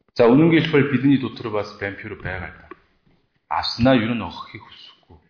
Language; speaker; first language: Mongolian; non-native, fluent; Korean